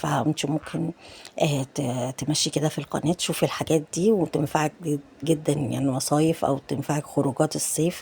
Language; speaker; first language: Arabic; native; Arabic